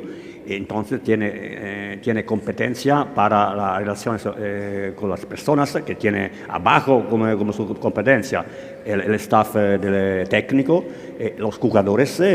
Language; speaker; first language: Spanish; non-native, learner; Italian